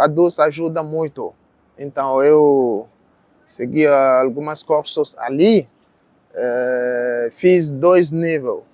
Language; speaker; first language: Portuguese; non-native, learner; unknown